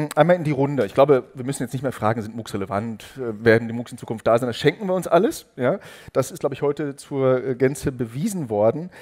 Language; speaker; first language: German; native; German